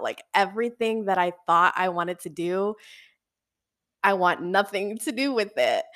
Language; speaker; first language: English; early bilingual, other home language; Spanish